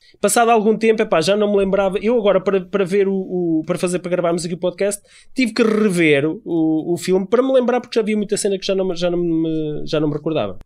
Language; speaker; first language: Portuguese; native; Portuguese